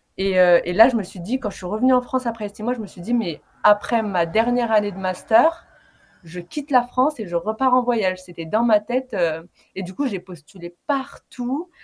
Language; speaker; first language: French; early bilingual, other home language; Arabic